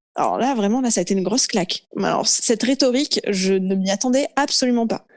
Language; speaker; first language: French; early bilingual, other home language; Arabic